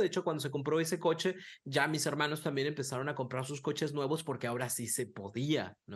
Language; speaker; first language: Spanish; native; Spanish